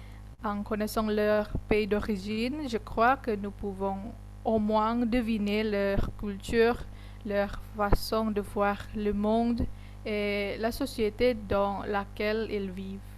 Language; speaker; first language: French; non-native, learner; Indonesian